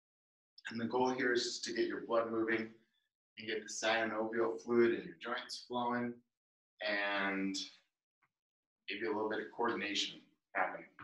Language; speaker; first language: English; native; English